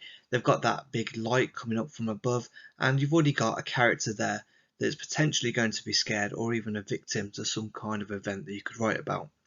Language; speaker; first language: English; native; English